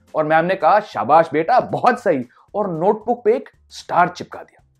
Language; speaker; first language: Hindi; non-native, local second language; English